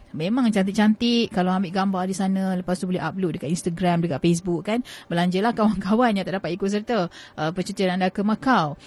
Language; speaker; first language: Malay; native; Malay